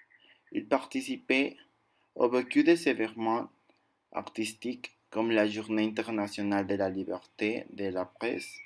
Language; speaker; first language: French; non-native, learner; Spanish